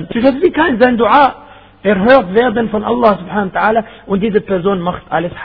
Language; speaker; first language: German; non-native, fluent; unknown